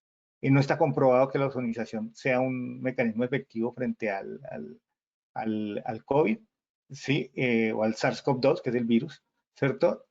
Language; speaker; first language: Spanish; native; Spanish